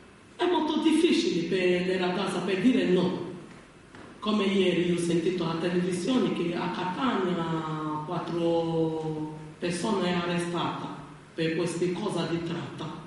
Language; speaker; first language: Italian; non-native, learner; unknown